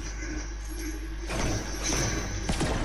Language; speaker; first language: English; native; English